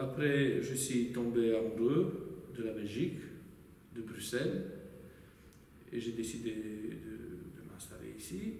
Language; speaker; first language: French; non-native, fluent; Romanian